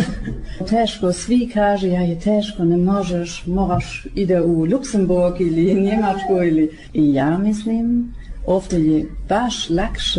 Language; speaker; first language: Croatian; non-native, learner; German